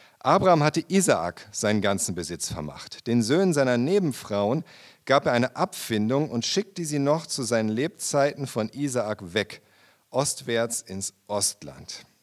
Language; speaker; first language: German; native; German